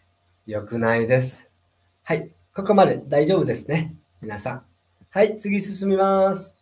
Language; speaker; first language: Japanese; non-native, fluent; Nepali